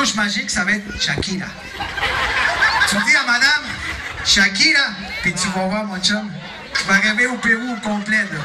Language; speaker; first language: French; non-native, fluent; Spanish